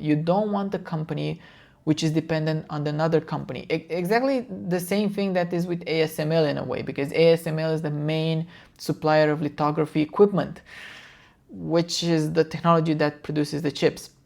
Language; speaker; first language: English; non-native, fluent; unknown